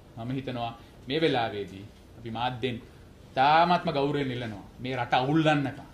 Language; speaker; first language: Sinhala; non-native, local second language; Tamil